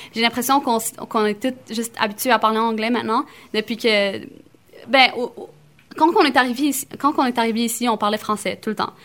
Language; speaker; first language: French; early bilingual, other home language; Arabic